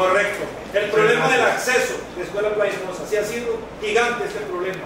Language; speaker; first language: Spanish; native; Spanish